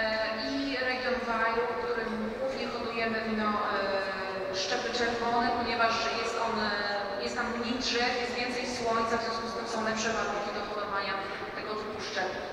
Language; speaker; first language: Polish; native; Polish